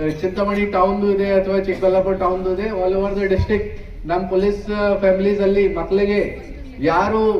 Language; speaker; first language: Kannada; non-native, local second language; Hindi